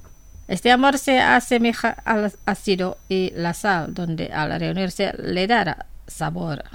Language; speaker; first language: Spanish; non-native, fluent; Indonesian